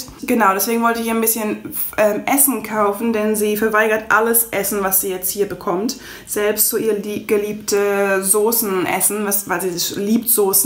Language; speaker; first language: German; native; German